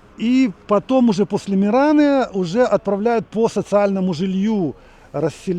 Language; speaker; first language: Russian; native; Russian